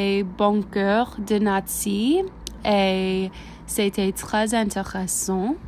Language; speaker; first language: French; non-native, learner; English